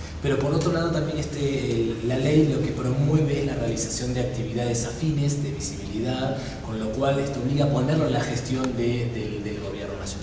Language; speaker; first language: Spanish; native; Spanish